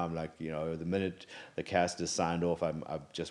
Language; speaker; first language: English; native; English